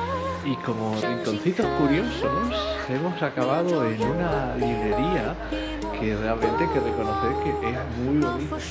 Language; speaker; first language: Spanish; native; Spanish